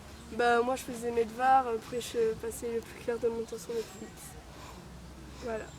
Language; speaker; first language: French; native; French